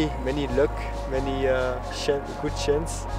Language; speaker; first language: English; non-native, learner; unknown